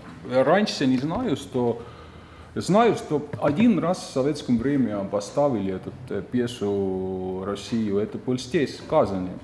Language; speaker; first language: Russian; non-native, fluent; Estonian